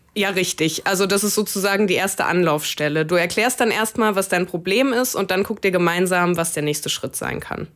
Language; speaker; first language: German; native; German